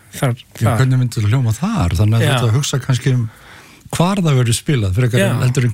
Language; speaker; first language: Icelandic; native; Icelandic